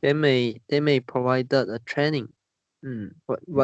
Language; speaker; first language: English; non-native, learner; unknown